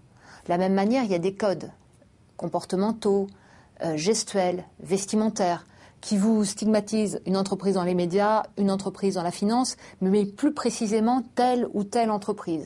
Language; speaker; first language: French; native; French